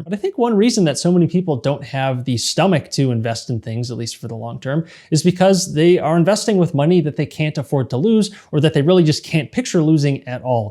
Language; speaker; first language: English; native; English